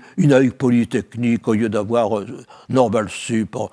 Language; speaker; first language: French; native; French